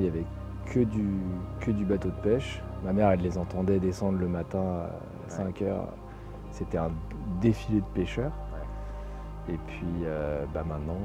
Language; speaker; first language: French; native; French